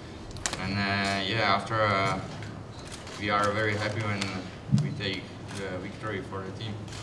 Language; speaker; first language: English; non-native, learner; Slovak